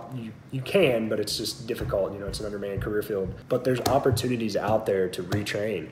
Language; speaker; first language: English; native; English